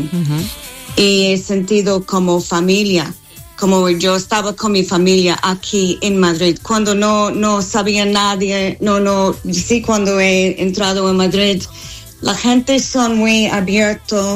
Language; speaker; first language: Spanish; non-native, fluent; English